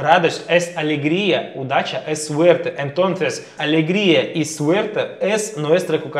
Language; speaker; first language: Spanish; non-native, fluent; Russian